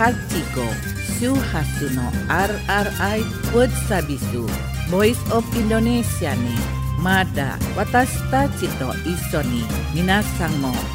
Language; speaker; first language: Japanese; non-native, fluent; Indonesian